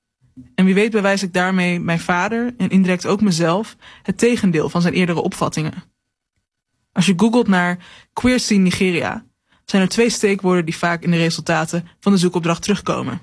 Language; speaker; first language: Dutch; native; Dutch